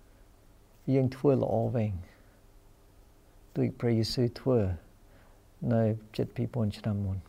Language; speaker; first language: Khmer; non-native, fluent; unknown